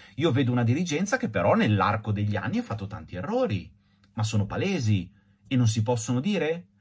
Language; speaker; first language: Italian; native; Italian